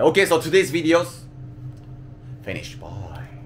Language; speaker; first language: English; non-native, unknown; Japanese